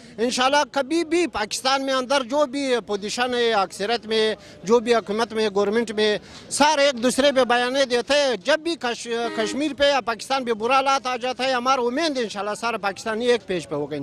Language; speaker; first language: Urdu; non-native, local second language; Pashto